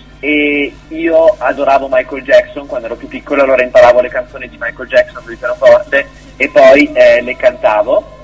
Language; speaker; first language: Italian; early bilingual, other home language; German